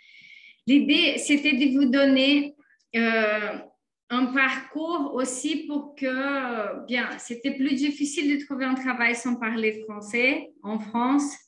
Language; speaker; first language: French; non-native, fluent; Portuguese